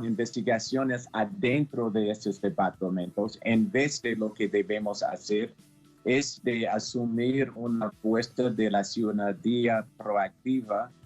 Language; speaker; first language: Spanish; non-native, fluent; English